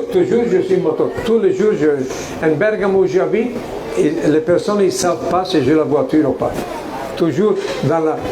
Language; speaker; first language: French; non-native, fluent; Italian